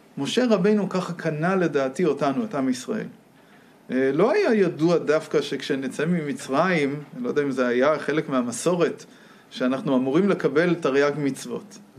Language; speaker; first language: Hebrew; non-native, fluent; English